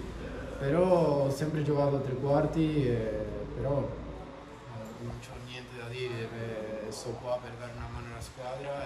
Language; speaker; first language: Italian; non-native, fluent; Spanish